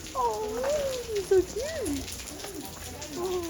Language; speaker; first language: English; native; English